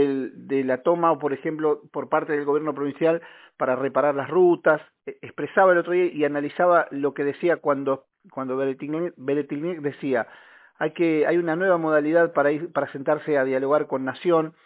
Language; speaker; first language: Spanish; native; Spanish